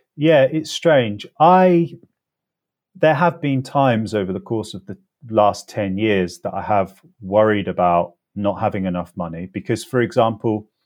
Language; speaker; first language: English; native; English